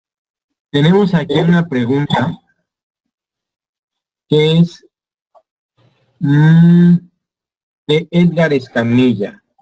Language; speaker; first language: Spanish; native; Spanish